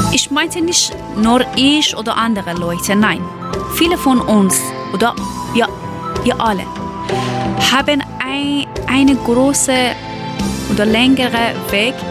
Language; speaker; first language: German; non-native, learner; Persian